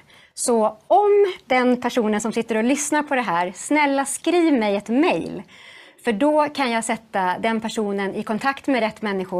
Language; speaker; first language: Swedish; native; Swedish